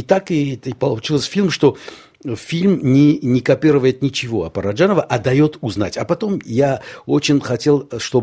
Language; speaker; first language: Russian; non-native, local second language; Armenian